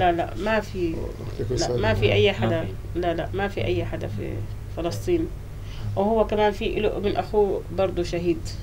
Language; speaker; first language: Arabic; native; Arabic